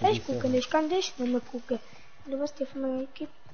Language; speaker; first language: German; non-native, learner; Portuguese